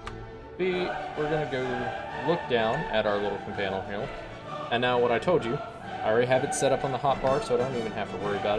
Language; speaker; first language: English; native; English